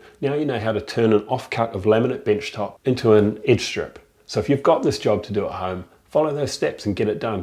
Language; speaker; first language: English; native; English